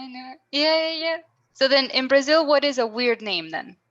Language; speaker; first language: English; non-native, fluent; Spanish